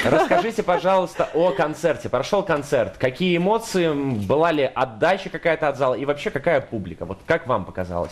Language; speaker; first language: Russian; native; Russian